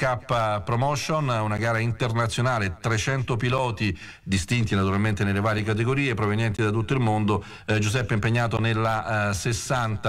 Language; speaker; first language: Italian; native; Italian